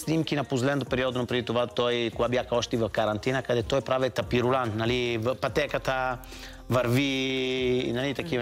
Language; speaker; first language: Bulgarian; non-native, fluent; Italian